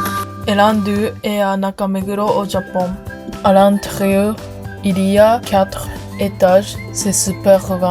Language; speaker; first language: French; non-native, learner; Japanese